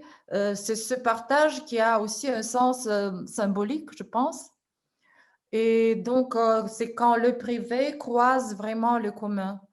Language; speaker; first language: French; non-native, fluent; Russian